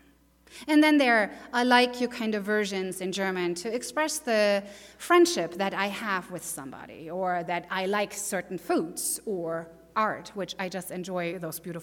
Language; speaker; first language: English; non-native, fluent; German